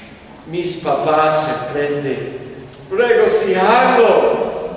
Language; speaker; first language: Spanish; non-native, fluent; English